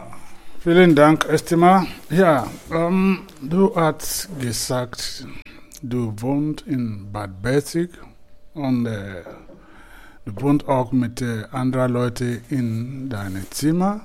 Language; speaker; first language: German; non-native, fluent; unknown